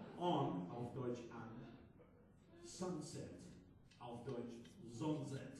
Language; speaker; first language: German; non-native, learner; English